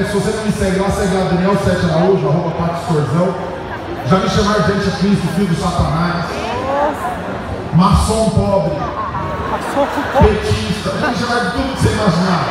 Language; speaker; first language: Portuguese; native; Portuguese